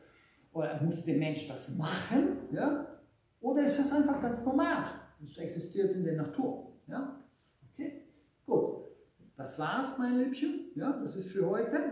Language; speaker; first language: German; non-native, fluent; Hungarian